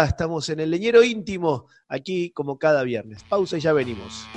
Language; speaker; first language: Spanish; native; Spanish